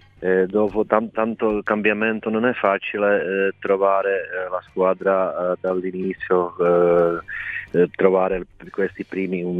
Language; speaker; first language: Italian; non-native, fluent; Czech